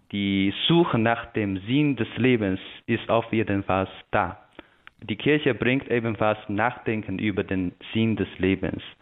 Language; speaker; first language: German; non-native, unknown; Chinese